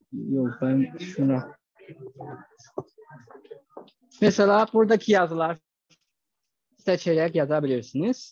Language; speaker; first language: Turkish; non-native, fluent; Chinese